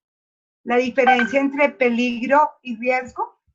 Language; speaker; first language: Spanish; native; Spanish